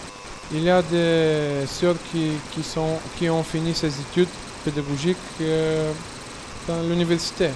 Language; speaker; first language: French; non-native, fluent; Bulgarian